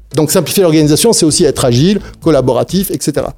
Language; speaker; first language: French; native; French